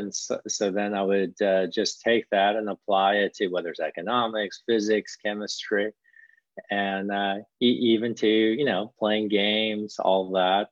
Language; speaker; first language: English; early bilingual, other home language; Korean